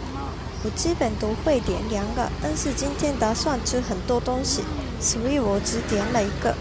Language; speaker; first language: Chinese; non-native, learner; Japanese